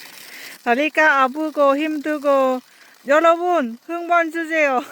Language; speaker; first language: Korean; non-native, learner; Lao